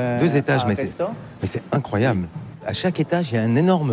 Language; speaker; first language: French; native; French